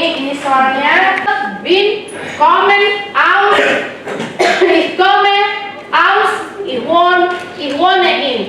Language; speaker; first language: German; non-native, learner; Indonesian